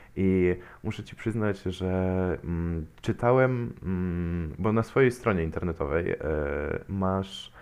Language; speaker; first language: Polish; native; Polish